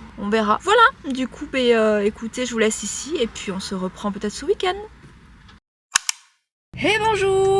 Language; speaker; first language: French; native; French